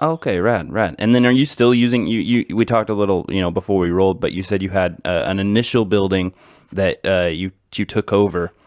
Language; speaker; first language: English; native; English